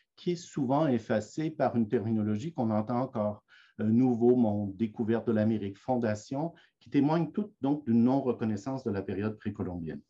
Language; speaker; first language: French; native; French